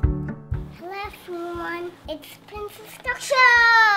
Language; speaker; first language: English; early bilingual, other home language; Indonesian